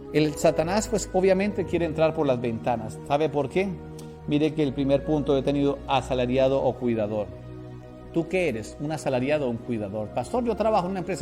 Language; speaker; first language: Spanish; native; Spanish